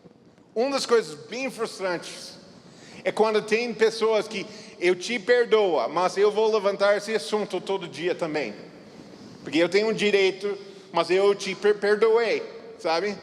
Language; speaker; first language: Portuguese; non-native, fluent; English